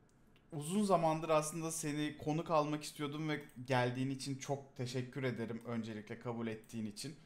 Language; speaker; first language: Turkish; native; Turkish